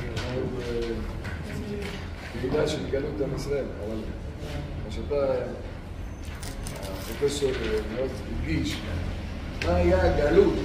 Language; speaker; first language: Hebrew; non-native, fluent; Spanish